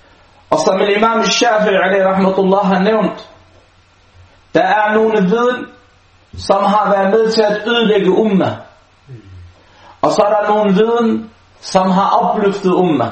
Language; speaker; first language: Danish; non-native, local second language; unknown